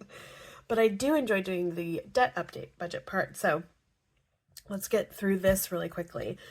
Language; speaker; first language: English; native; English